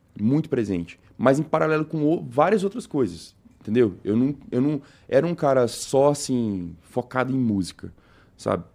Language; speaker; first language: Portuguese; native; Portuguese